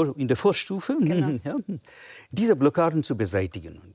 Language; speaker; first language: German; non-native, fluent; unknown